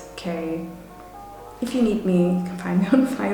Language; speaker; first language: English; native; English